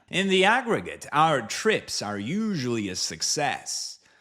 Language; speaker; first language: English; non-native, fluent; Polish